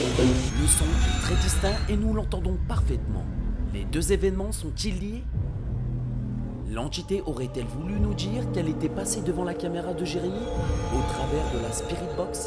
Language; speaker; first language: French; native; French